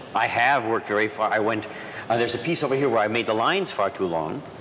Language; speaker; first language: English; native; English